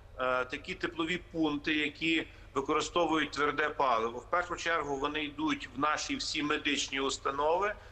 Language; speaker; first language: Ukrainian; native; Ukrainian